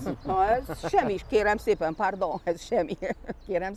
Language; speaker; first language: Hungarian; non-native, local second language; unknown